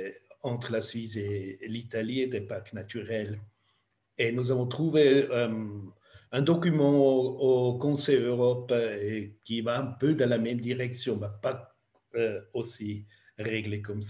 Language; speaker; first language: French; non-native, fluent; German